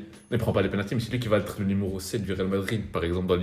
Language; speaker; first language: French; native; French